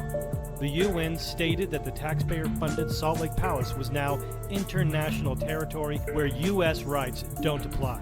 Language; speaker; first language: English; native; English